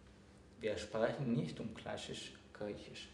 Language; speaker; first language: German; non-native, fluent; Greek